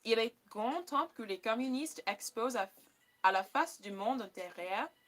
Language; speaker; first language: French; non-native, learner; English